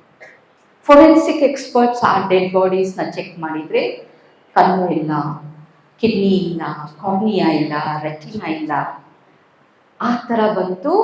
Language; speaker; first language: Kannada; non-native, local second language; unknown